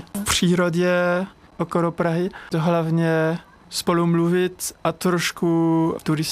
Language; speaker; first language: Czech; non-native, learner; French